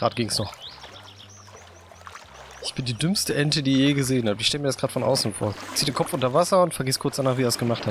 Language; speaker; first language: German; native; German